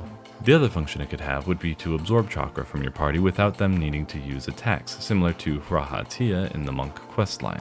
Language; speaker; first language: English; native; English